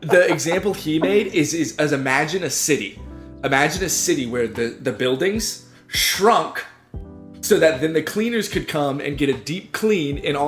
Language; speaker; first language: English; native; English